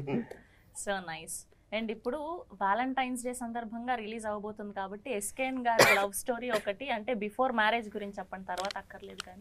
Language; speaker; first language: Telugu; native; Telugu